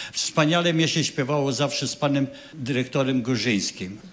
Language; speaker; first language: Polish; native; Polish